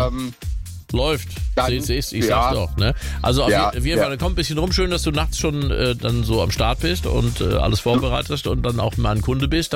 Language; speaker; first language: German; native; German